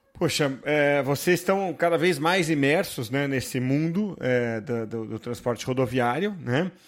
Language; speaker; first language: Portuguese; native; Portuguese